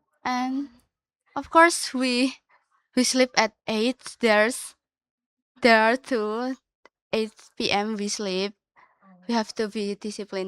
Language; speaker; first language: English; non-native, learner; Indonesian